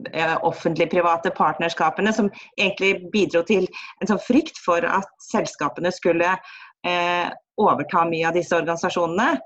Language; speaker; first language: Norwegian; native; Norwegian